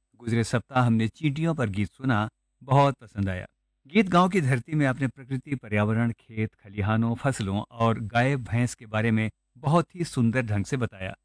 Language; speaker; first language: Hindi; native; Hindi